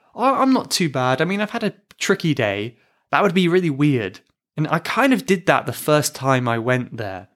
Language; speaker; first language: English; native; English